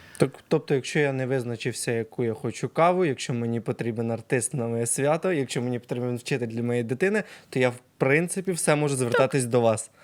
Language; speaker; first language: Ukrainian; native; Ukrainian